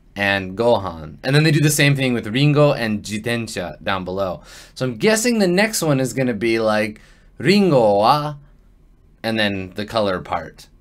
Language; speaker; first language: English; native; English